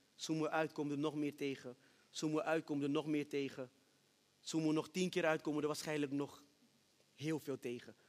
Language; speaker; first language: Dutch; early bilingual, other home language; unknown